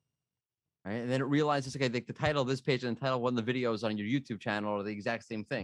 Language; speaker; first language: English; native; English